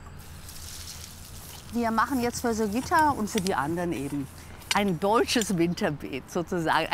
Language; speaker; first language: German; native; German